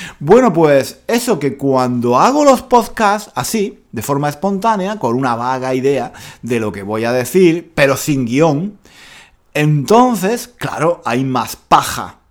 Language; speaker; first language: Spanish; native; Spanish